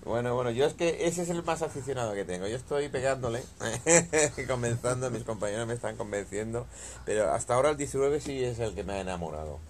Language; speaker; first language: Spanish; native; Spanish